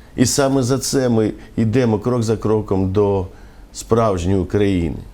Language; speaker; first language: Ukrainian; non-native, local second language; Romany